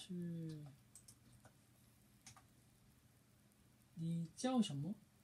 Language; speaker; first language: Chinese; non-native, learner; Korean